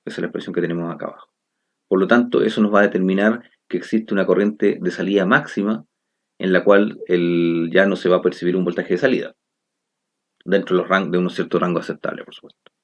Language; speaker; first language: Spanish; native; Spanish